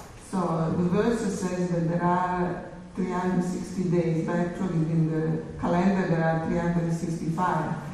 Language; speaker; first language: English; non-native, fluent; Italian